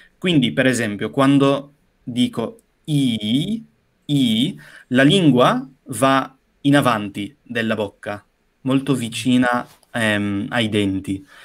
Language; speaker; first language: Italian; non-native, fluent; English